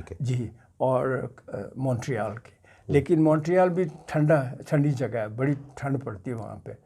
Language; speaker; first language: Urdu; non-native, local second language; Punjabi